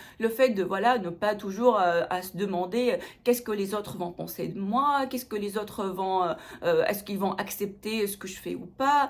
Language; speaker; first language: French; non-native, local second language; Arabic